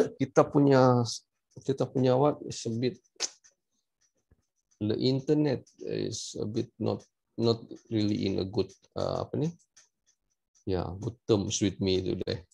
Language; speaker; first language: English; non-native, local second language; Malay